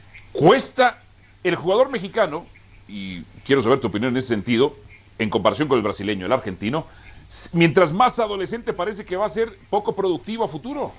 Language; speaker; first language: Spanish; native; Spanish